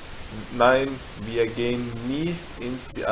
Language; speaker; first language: German; non-native, fluent; Arabic